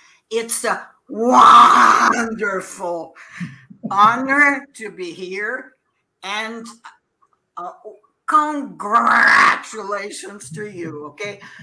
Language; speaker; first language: English; non-native, fluent; Portuguese